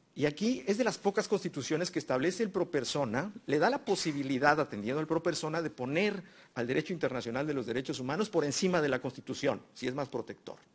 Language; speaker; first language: Spanish; native; Spanish